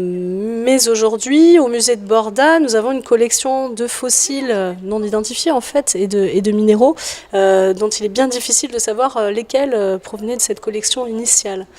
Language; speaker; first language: French; native; French